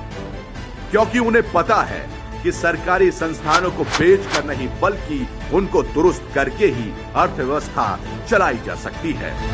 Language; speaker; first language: Hindi; native; Hindi